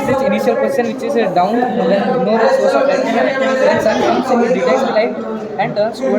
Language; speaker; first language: English; non-native, local second language; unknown